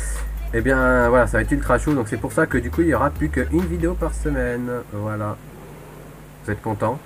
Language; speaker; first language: French; native; French